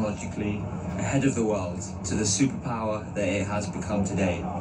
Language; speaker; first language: English; native; English